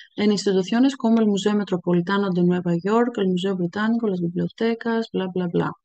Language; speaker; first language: Spanish; non-native, fluent; Greek